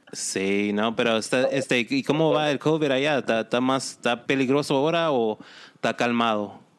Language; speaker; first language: Spanish; non-native, learner; English